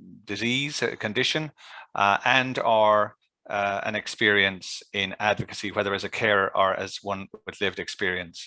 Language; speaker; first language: English; native; English